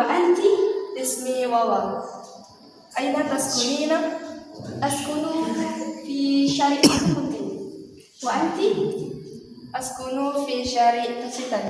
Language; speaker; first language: Arabic; non-native, learner; Indonesian